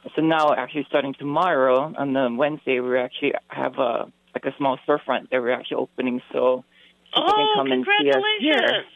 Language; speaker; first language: English; native; English